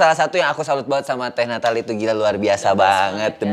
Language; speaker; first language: Indonesian; native; Indonesian